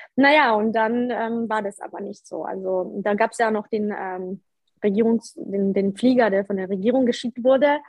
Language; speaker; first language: German; early bilingual, other home language; Polish